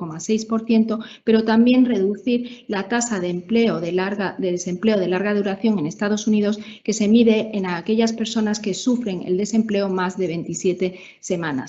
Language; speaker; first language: Spanish; native; Spanish